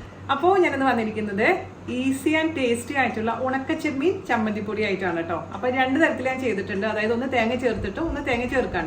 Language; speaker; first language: Malayalam; native; Malayalam